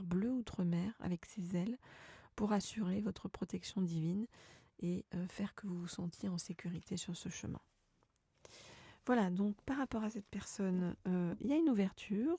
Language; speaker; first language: French; native; French